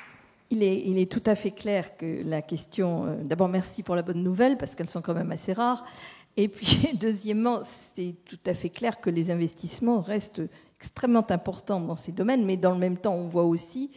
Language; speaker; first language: French; native; French